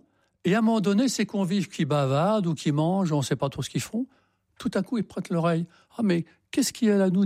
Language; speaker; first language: French; native; French